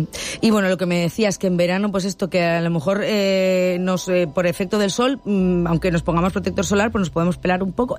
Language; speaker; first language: Spanish; native; Spanish